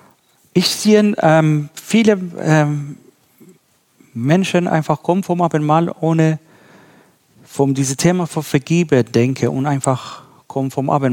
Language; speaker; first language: German; non-native, learner; Persian